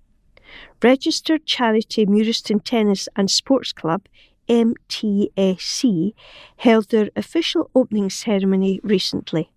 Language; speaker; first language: English; native; English